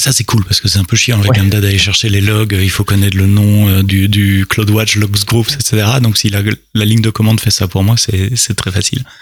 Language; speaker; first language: French; native; French